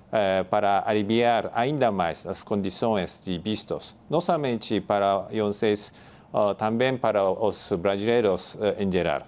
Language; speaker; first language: Portuguese; non-native, fluent; Japanese